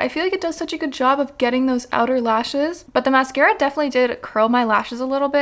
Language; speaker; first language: English; native; English